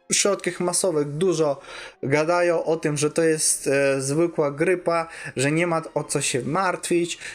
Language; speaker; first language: Polish; non-native, fluent; Russian